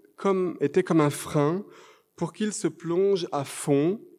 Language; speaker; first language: French; native; French